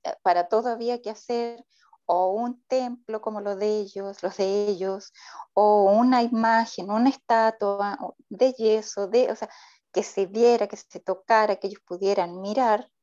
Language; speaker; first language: Spanish; native; Spanish